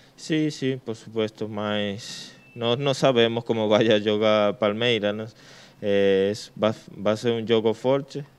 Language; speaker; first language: Portuguese; non-native, learner; Spanish